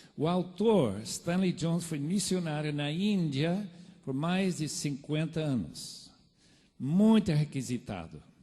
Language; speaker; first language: Portuguese; non-native, fluent; English